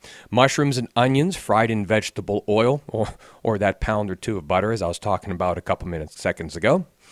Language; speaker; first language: English; native; English